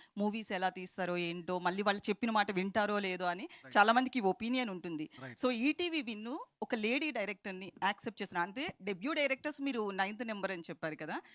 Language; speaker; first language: Telugu; native; Telugu